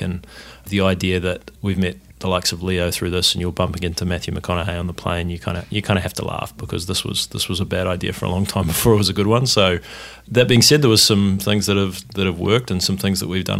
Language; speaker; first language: English; native; English